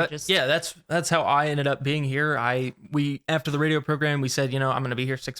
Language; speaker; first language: English; native; English